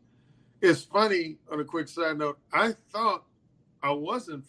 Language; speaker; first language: English; native; English